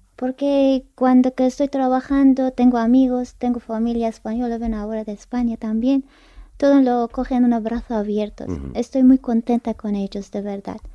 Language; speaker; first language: Spanish; non-native, fluent; Persian